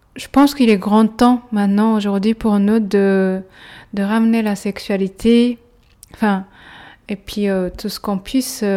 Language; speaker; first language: French; non-native, fluent; Japanese